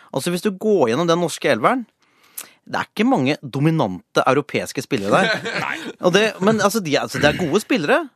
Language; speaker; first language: Norwegian; native; Norwegian